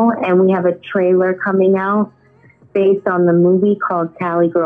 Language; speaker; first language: English; native; English